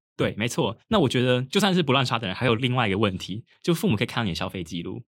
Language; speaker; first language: Chinese; native; Chinese